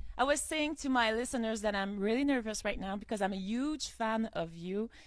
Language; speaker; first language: English; non-native, fluent; French